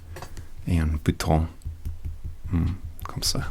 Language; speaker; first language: French; non-native, learner; English